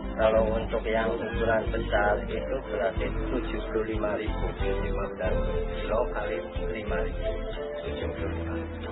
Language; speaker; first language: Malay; non-native, local second language; Javanese